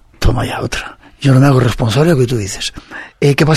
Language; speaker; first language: Spanish; native; Spanish